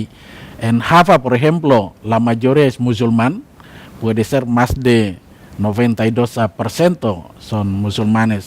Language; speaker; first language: Spanish; non-native, learner; Indonesian